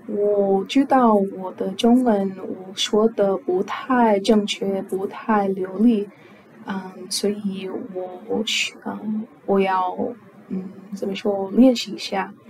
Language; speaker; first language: Chinese; non-native, fluent; English